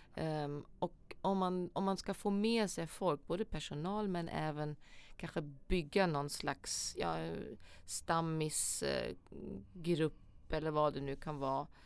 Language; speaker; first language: Swedish; non-native, fluent; German